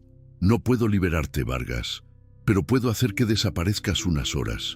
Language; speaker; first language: Spanish; native; Spanish